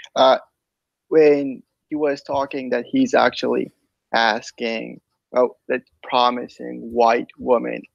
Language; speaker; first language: English; non-native, fluent; Persian